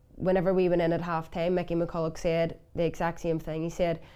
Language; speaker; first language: English; native; English